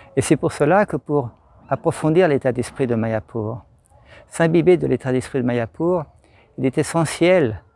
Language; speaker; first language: French; native; French